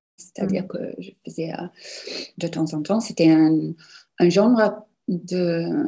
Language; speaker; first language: French; non-native, fluent; English